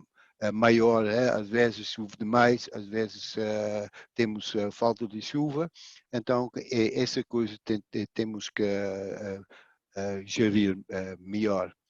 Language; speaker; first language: Portuguese; non-native, fluent; Dutch